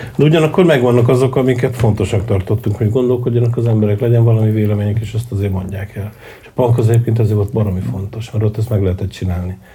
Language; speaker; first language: Hungarian; native; Hungarian